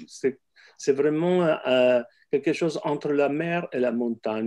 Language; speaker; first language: French; non-native, fluent; Italian